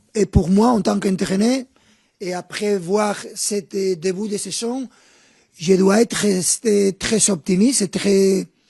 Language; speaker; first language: French; non-native, fluent; Spanish